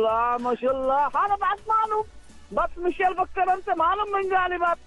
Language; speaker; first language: Arabic; non-native, learner; Bangla